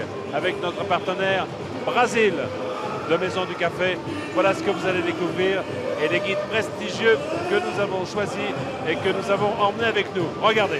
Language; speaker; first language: French; native; French